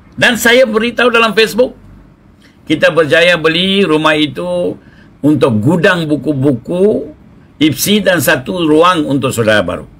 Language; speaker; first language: Malay; non-native, local second language; Tamil